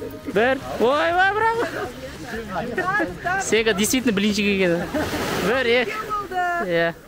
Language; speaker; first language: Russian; non-native, local second language; Kazakh